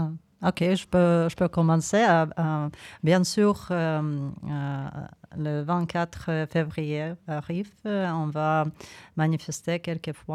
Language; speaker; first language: French; non-native, learner; Ukrainian